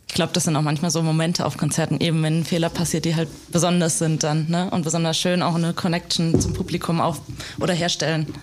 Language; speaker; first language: German; native; German